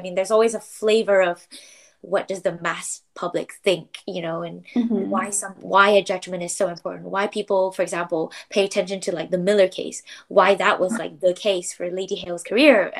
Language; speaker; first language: English; non-native, local second language; Chinese